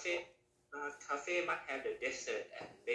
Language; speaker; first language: English; non-native, learner; Thai